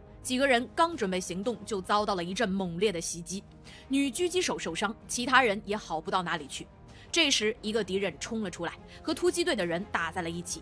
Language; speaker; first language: Chinese; native; Chinese